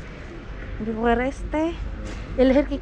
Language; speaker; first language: Spanish; non-native, learner; Filipino